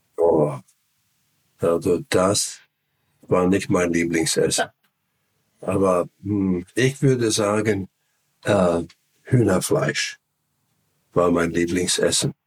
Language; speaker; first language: German; non-native, fluent; English